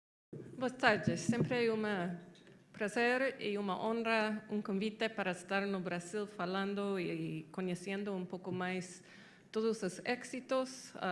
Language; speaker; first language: Portuguese; non-native, learner; English